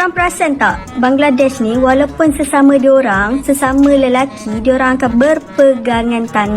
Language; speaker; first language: Malay; native; Malay